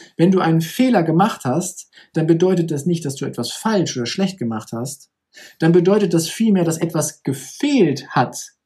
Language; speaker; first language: German; native; German